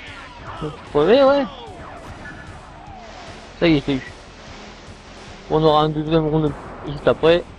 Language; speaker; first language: French; native; French